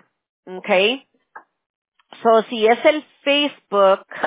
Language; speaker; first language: Spanish; early bilingual, other home language; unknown